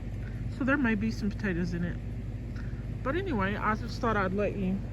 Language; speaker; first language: English; native; English